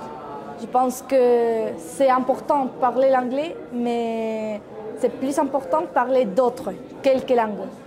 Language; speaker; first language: French; non-native, learner; Spanish